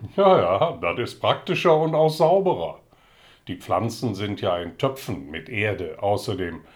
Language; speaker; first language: German; early bilingual, other home language; Dutch